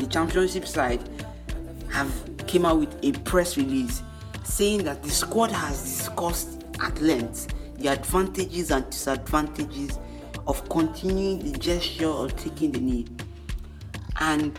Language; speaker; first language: English; non-native, local second language; Yoruba